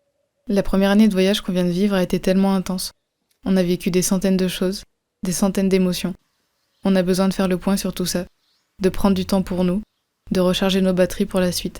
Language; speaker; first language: French; native; French